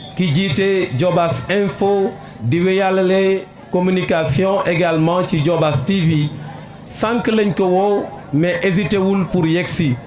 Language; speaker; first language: Wolof; non-native, local second language; Serer